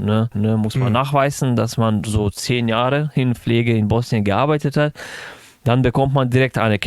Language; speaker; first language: German; non-native, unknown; Bosnian